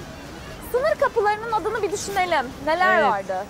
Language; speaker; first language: Turkish; native; Turkish